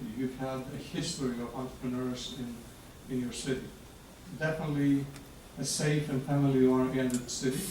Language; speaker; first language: English; non-native, fluent; Greek